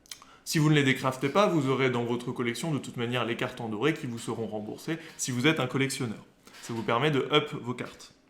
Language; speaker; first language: French; native; French